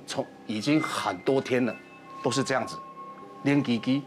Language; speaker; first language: Chinese; native; Chinese